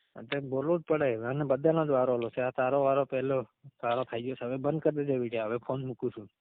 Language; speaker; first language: Gujarati; native; Gujarati